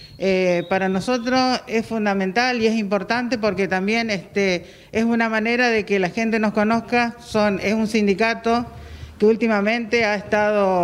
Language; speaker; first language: Spanish; native; Spanish